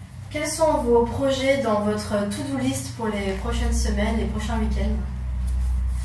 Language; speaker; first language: French; native; French